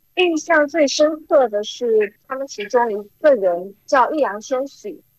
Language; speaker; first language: Chinese; early bilingual, heritage; Chinese